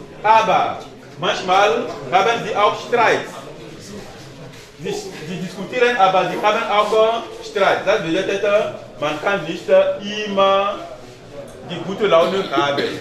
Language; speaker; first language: German; non-native, learner; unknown